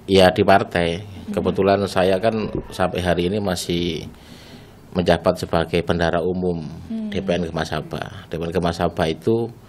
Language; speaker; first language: Indonesian; non-native, local second language; Javanese